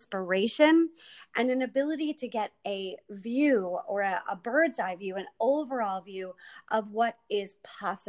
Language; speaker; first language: English; native; English